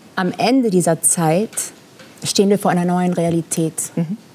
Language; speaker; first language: German; non-native, fluent; Persian